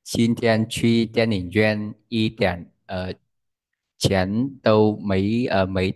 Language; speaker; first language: Chinese; non-native, learner; Vietnamese